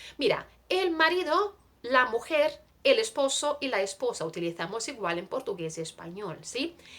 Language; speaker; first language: Spanish; non-native, fluent; Portuguese